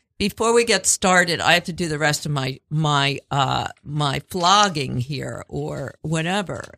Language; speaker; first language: English; native; English